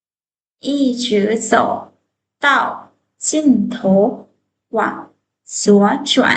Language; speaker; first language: Chinese; non-native, fluent; Lao